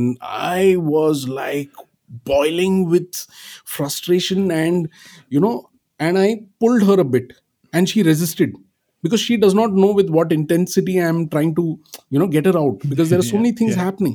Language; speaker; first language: English; non-native, local second language; Marathi